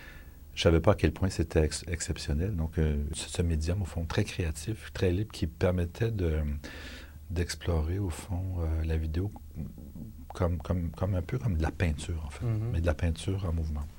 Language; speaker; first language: French; native; French